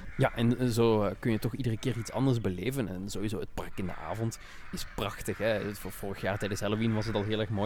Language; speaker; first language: Dutch; native; Dutch